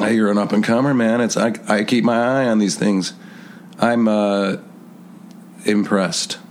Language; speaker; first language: English; native; English